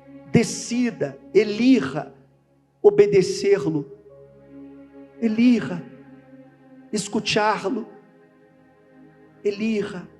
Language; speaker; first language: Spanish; non-native, learner; Portuguese